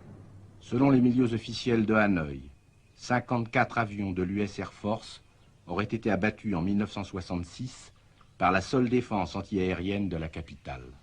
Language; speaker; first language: French; native; French